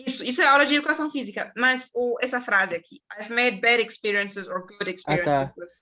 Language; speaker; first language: Portuguese; non-native, fluent; German